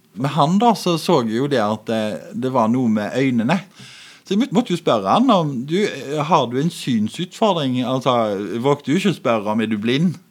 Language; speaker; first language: Norwegian; native; Norwegian